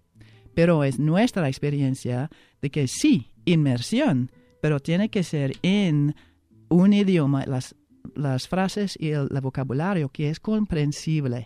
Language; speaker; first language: Spanish; non-native, fluent; English